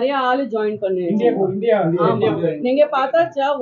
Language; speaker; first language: Tamil; non-native, local second language; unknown